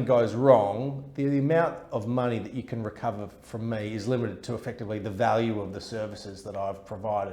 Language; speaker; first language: English; native; English